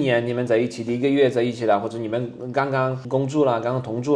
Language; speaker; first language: Chinese; non-native, fluent; Polish